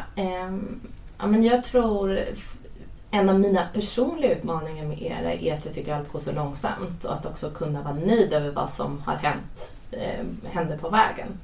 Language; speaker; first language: Swedish; native; Swedish